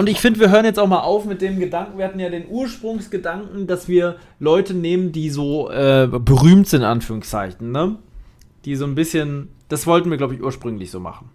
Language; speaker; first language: German; native; German